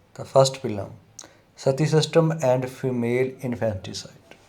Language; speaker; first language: English; non-native, local second language; Punjabi